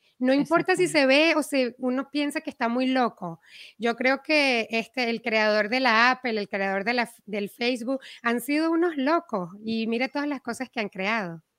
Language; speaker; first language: Spanish; native; Spanish